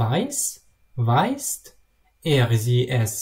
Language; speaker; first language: German; non-native, learner; Russian